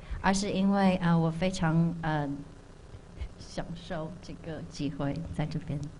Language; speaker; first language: Chinese; early bilingual, heritage; Chinese